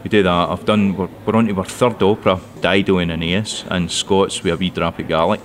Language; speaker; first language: English; non-native, local second language; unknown